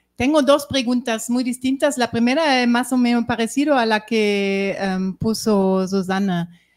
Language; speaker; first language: Spanish; non-native, fluent; German